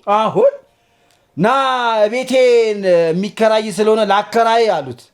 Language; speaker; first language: Amharic; native; Amharic